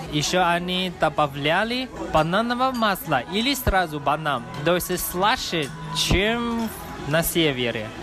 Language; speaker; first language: Russian; non-native, learner; Chinese